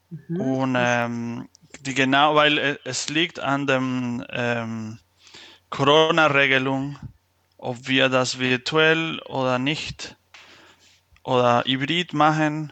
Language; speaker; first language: German; non-native, fluent; Spanish